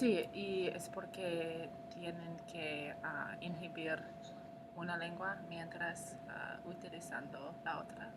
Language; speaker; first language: Spanish; non-native, learner; English